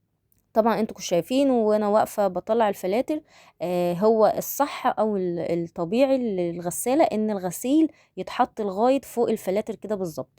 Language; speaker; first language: Arabic; native; Arabic